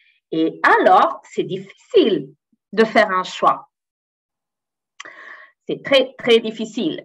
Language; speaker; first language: French; non-native, fluent; Italian